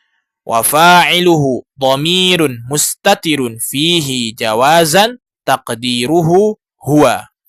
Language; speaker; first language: Arabic; non-native, fluent; Indonesian